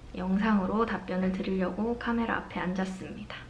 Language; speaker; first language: Korean; native; Korean